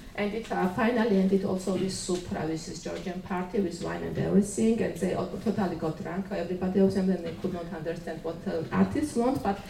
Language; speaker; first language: English; non-native, fluent; Georgian